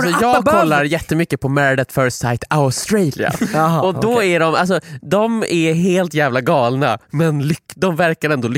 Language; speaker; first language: Swedish; native; Swedish